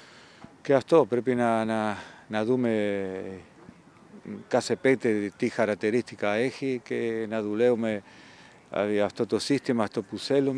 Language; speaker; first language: Greek; non-native, fluent; Spanish